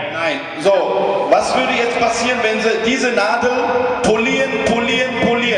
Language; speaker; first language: German; non-native, fluent; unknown